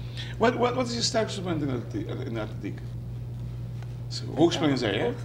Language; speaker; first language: Dutch; non-native, local second language; Papiamento